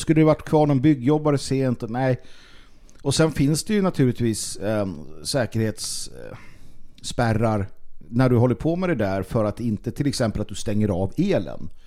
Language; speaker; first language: Swedish; native; Swedish